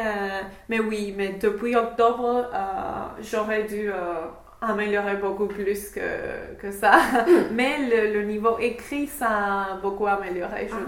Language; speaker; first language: French; non-native, fluent; English